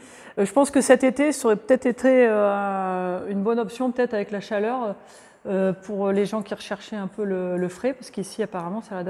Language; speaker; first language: French; native; French